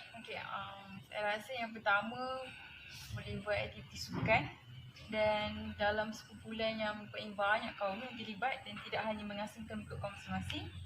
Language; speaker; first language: Malay; native; Malay